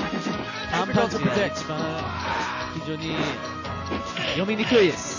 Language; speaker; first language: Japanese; non-native, learner; English